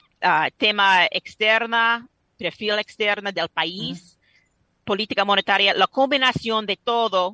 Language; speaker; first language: Spanish; non-native, fluent; English